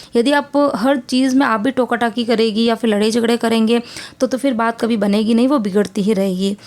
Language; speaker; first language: Hindi; native; Hindi